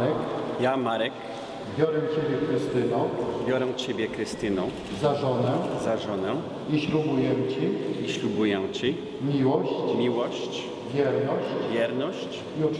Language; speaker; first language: Polish; native; Polish